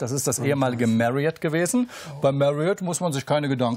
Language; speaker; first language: German; native; German